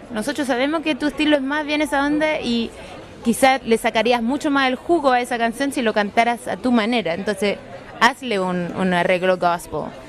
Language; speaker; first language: Spanish; early bilingual, heritage; Spanish